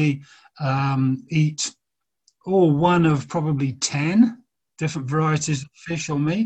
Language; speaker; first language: English; native; English